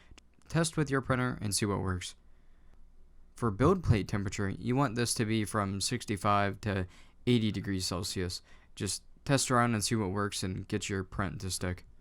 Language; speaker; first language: English; native; English